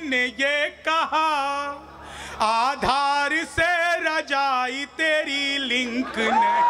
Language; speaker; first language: Hindi; native; Hindi